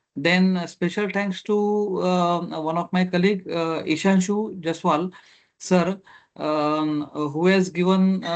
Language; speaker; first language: English; non-native, local second language; Marathi